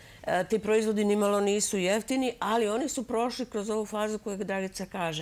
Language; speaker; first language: Serbian; native; Serbian